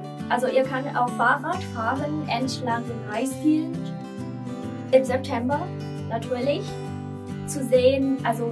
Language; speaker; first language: German; non-native, learner; Vietnamese